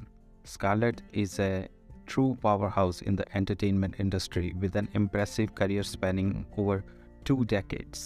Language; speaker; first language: English; non-native, local second language; Punjabi